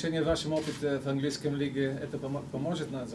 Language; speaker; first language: Russian; non-native, learner; Ukrainian